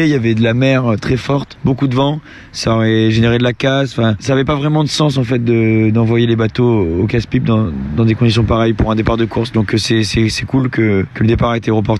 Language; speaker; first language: French; native; French